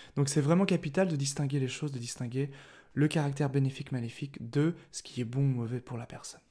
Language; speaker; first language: French; native; French